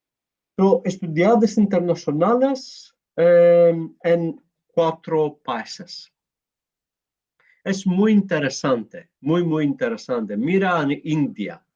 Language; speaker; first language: Spanish; non-native, learner; Greek